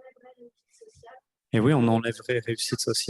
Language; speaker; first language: French; native; French